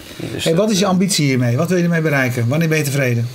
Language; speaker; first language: Dutch; native; Dutch